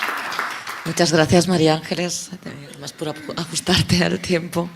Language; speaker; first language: Spanish; native; Spanish